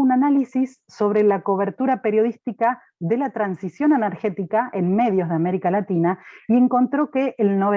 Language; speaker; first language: Spanish; native; Spanish